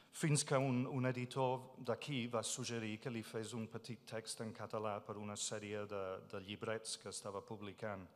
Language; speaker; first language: Catalan; non-native, fluent; English